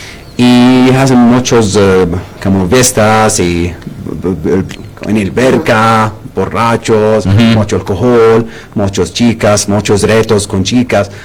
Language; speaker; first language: Spanish; non-native, learner; Arabic